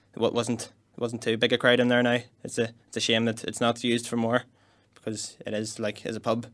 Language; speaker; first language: English; native; English